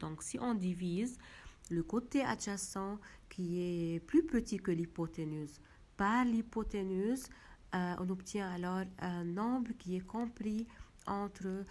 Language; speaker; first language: French; non-native, local second language; Arabic